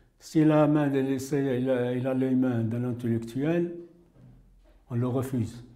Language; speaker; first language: French; non-native, local second language; Arabic